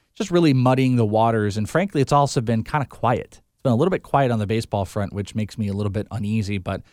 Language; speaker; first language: English; native; English